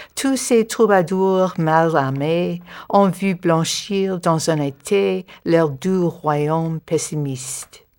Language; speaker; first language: French; non-native, fluent; English